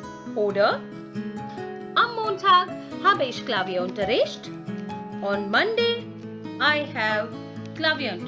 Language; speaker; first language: German; non-native, fluent; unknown